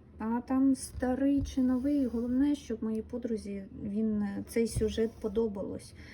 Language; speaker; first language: Ukrainian; non-native, local second language; Russian